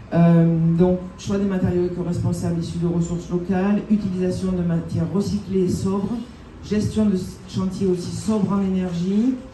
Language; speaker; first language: French; native; French